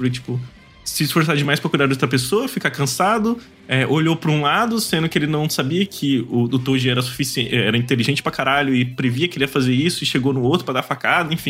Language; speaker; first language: Portuguese; native; Portuguese